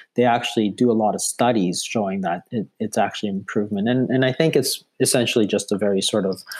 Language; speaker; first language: English; native; English